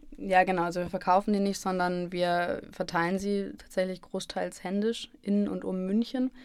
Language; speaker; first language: German; native; German